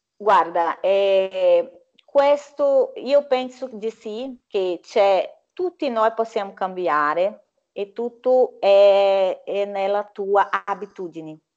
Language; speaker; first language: Italian; non-native, fluent; Portuguese